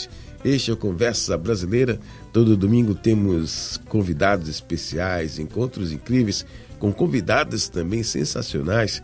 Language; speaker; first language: Portuguese; native; Portuguese